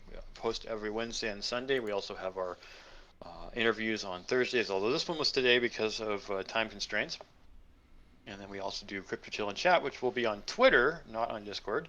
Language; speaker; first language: English; native; English